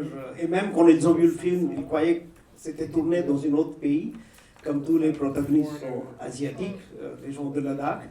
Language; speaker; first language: French; non-native, fluent; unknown